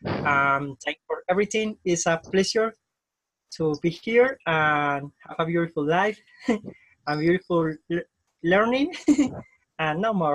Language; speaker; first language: English; non-native, learner; Spanish